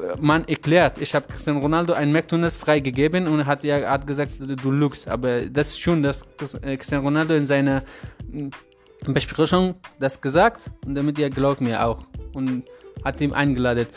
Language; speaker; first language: German; non-native, learner; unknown